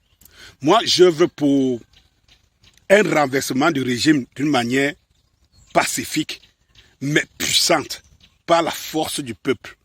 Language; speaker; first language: French; native; French